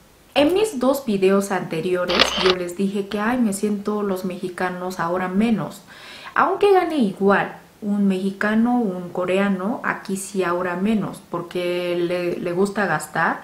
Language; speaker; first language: Spanish; non-native, fluent; Korean